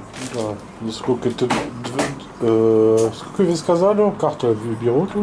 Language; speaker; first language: Russian; early bilingual, heritage; French